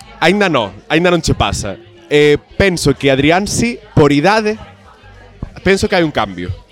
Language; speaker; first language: Galician; non-native, local second language; Spanish